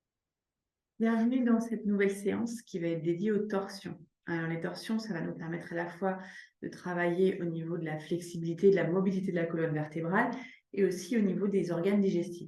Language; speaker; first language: French; native; French